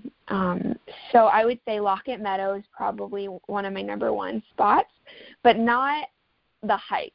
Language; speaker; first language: English; native; English